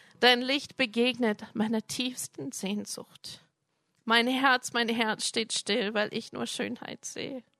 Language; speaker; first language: German; non-native, fluent; English